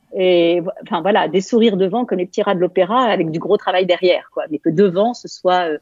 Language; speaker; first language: French; native; French